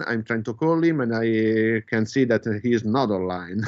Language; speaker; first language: English; non-native, fluent; Italian